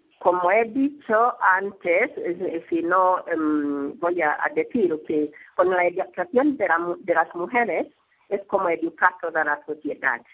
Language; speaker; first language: Spanish; non-native, learner; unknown